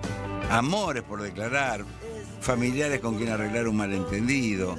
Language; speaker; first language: Spanish; native; Spanish